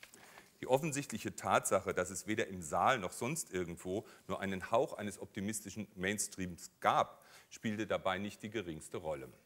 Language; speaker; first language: German; native; German